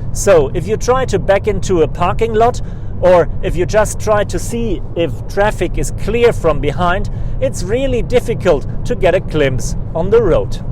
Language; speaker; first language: English; non-native, fluent; German